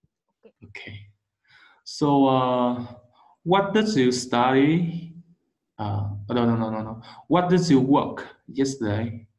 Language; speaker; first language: English; non-native, learner; Vietnamese